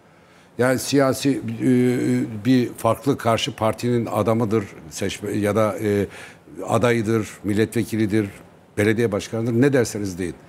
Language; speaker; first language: Turkish; native; Turkish